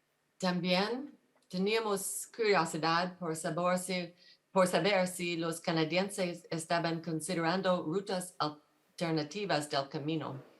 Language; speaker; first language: Spanish; non-native, fluent; English